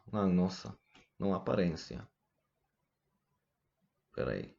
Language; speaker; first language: Portuguese; non-native, fluent; Hebrew